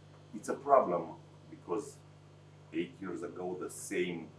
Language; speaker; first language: English; non-native, learner; Romanian